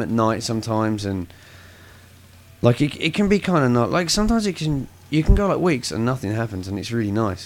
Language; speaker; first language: English; native; English